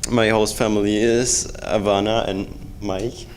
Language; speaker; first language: English; non-native, fluent; German